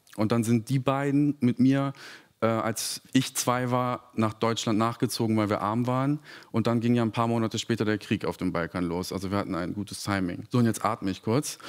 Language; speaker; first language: German; early bilingual, other home language; Serbian